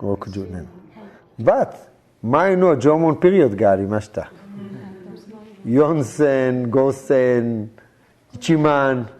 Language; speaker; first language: Japanese; non-native, learner; Hebrew